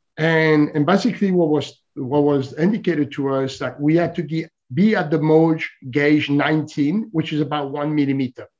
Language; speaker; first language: English; non-native, fluent; French